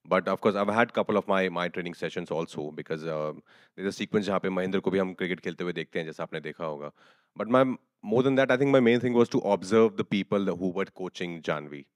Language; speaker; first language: Hindi; native; Hindi